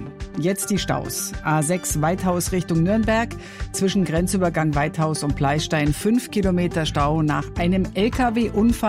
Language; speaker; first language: German; native; German